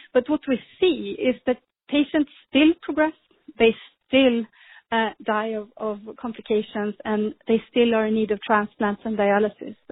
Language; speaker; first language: English; non-native, fluent; Swedish